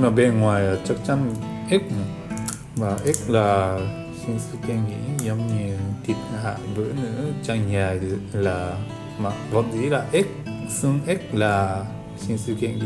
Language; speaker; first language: Vietnamese; non-native, learner; Japanese